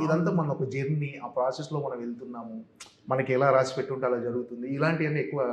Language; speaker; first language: Telugu; native; Telugu